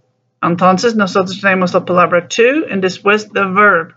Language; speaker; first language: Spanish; non-native, learner; English